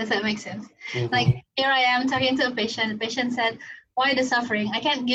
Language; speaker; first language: English; non-native, fluent; Indonesian